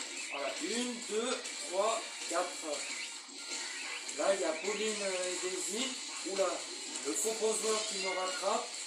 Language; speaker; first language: French; native; French